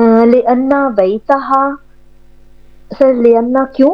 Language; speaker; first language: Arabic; non-native, learner; Urdu